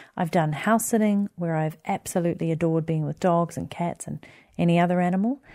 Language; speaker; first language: English; native; English